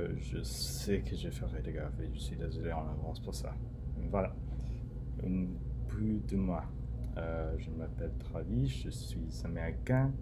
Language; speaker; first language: French; non-native, learner; English